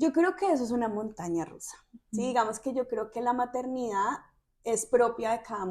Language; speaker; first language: Spanish; native; Spanish